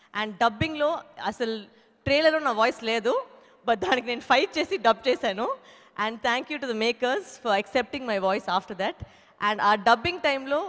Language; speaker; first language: Telugu; non-native, fluent; Tamil